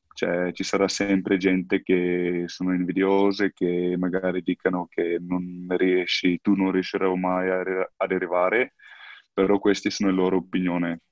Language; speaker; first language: Italian; non-native, fluent; Afrikaans